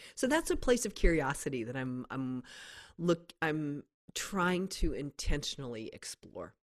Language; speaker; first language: English; native; English